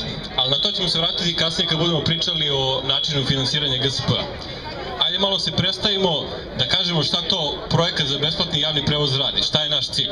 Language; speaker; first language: Serbian; native; Serbian